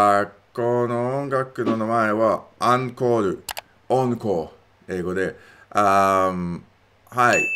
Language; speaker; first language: Japanese; non-native, learner; English